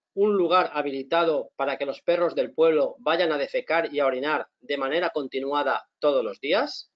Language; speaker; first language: Spanish; non-native, local second language; Catalan